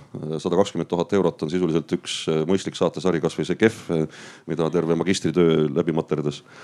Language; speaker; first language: Estonian; native; Estonian